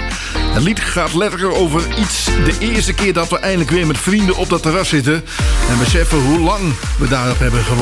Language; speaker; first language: Dutch; native; Dutch